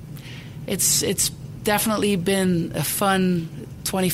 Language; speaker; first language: English; non-native, fluent; Dutch